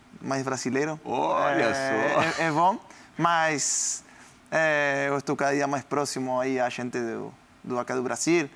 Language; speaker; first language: Portuguese; non-native, learner; Spanish